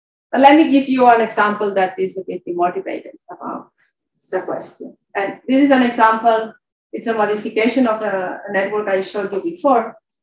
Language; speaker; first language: English; non-native, fluent; Catalan